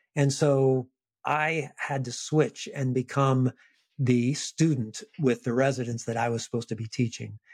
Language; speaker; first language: English; native; English